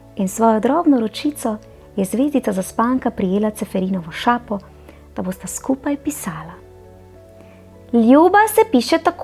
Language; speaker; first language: Slovenian; native; Slovenian